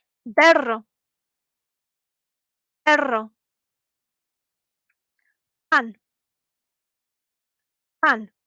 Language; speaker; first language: Spanish; non-native, fluent; English